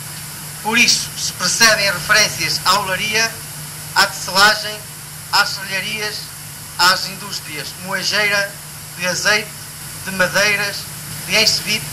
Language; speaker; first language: Portuguese; native; Portuguese